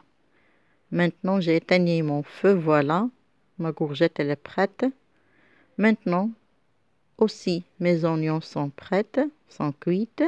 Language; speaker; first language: French; non-native, local second language; Arabic